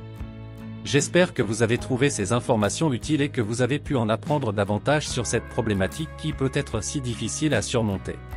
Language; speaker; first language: French; native; French